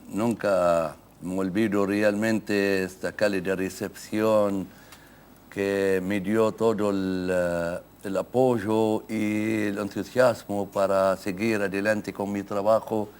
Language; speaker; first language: Spanish; non-native, fluent; Arabic